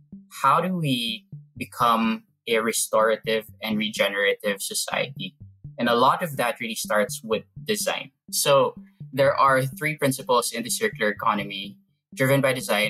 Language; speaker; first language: English; non-native, local second language; Filipino